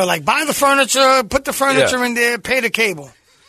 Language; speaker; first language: English; native; English